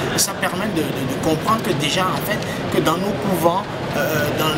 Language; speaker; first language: French; non-native, local second language; Fon